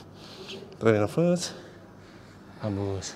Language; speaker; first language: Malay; non-native, local second language; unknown